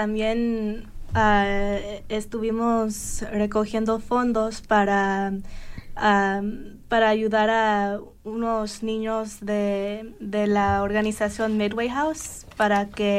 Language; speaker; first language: Spanish; early bilingual, heritage; Spanish